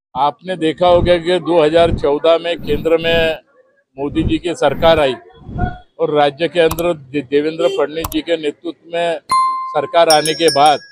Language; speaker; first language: Hindi; non-native, local second language; Marathi